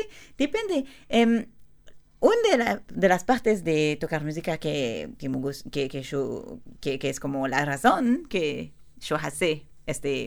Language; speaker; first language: Spanish; non-native, learner; French